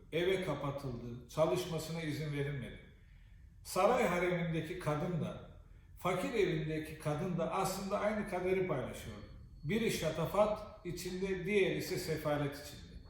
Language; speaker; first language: Turkish; native; Turkish